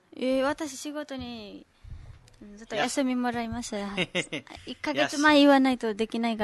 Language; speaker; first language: Japanese; non-native, learner; Nepali